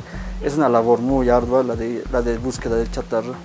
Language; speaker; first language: Spanish; native; Spanish